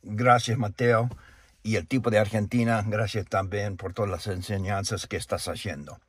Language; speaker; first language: Spanish; non-native, learner; English